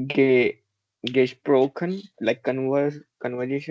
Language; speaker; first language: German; non-native, learner; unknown